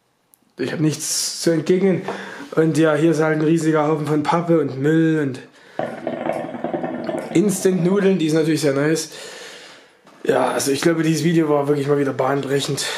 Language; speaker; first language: German; native; German